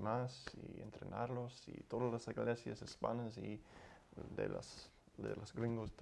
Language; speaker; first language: Spanish; non-native, learner; English